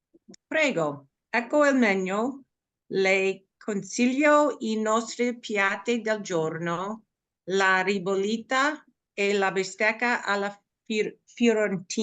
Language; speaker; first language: Italian; non-native, learner; English